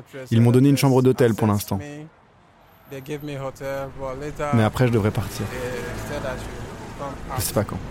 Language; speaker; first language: French; non-native, learner; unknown